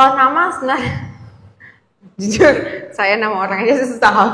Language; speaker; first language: Indonesian; native; Indonesian